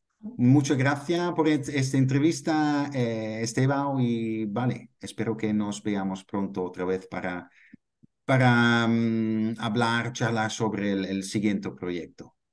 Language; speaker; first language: Spanish; non-native, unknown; Dutch